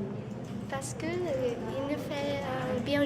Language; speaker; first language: French; non-native, learner; Vietnamese